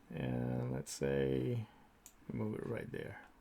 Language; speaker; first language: English; native; English